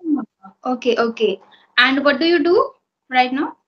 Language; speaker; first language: English; non-native, fluent; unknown